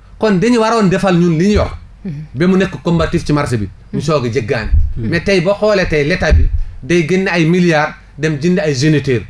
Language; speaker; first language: Wolof; non-native, local second language; Fula